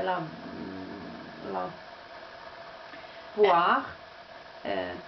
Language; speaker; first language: French; non-native, learner; Czech